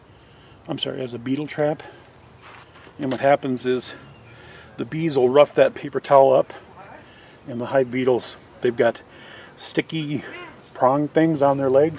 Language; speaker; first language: English; native; English